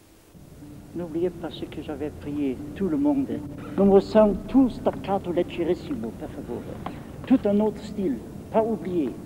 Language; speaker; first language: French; non-native, fluent; German